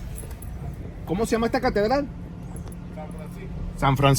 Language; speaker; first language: Spanish; native; Spanish